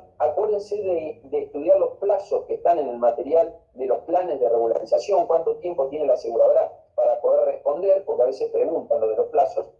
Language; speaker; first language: Spanish; native; Spanish